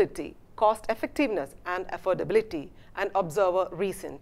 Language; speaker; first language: English; non-native, local second language; Malayalam